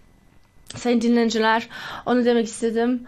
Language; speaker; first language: Turkish; early bilingual, heritage; Turkish